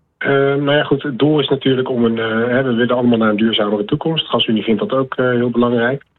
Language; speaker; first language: Dutch; native; Dutch